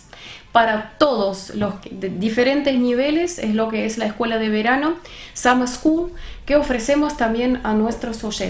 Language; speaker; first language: Spanish; non-native, fluent; Russian